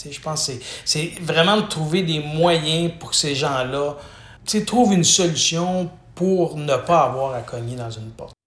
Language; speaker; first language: French; native; French